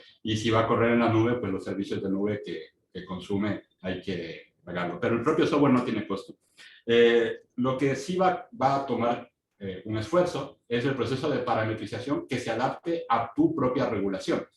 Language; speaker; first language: Spanish; native; Spanish